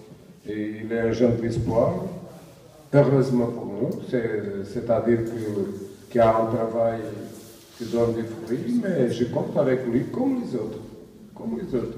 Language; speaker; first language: French; non-native, fluent; Portuguese